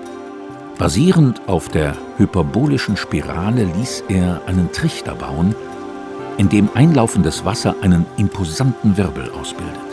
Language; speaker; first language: German; native; German